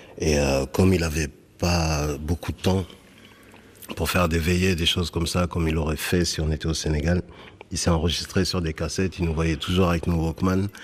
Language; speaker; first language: French; early bilingual, other home language; Fula